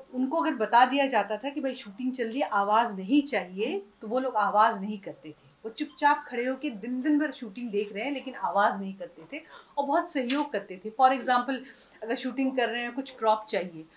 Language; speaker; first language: Hindi; native; Hindi